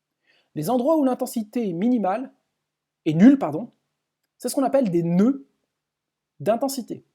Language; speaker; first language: French; native; French